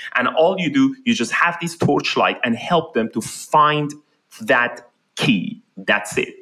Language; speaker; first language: English; non-native, fluent; Persian